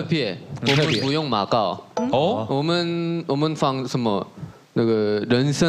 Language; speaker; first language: Chinese; non-native, learner; Korean